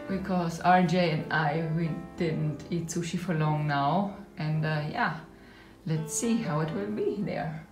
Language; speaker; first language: English; non-native, fluent; German